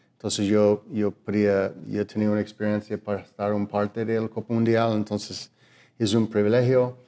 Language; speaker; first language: Spanish; non-native, learner; English